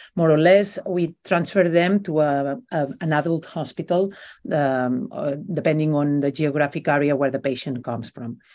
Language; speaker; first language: English; non-native, fluent; Spanish